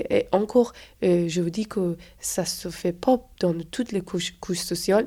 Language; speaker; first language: French; non-native, fluent; Persian